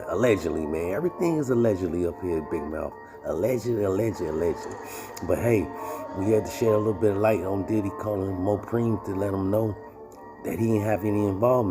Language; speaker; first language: English; native; English